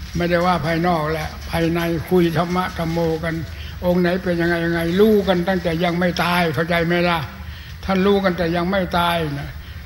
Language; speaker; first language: Thai; native; Thai